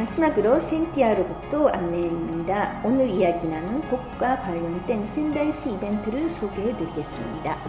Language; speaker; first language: Korean; non-native, fluent; Japanese